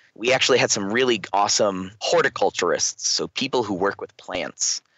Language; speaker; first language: English; native; English